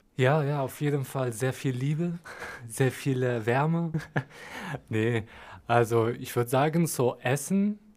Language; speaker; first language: German; non-native, fluent; Arabic